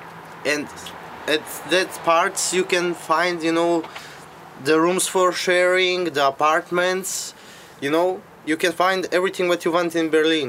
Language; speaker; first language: English; non-native, fluent; Serbian